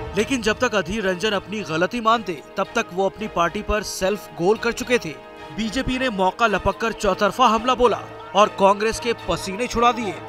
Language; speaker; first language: Hindi; native; Hindi